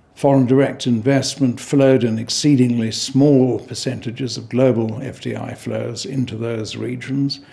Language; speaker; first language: English; native; English